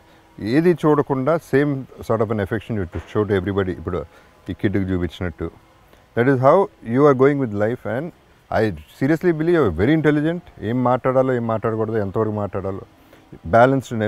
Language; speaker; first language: Telugu; native; Telugu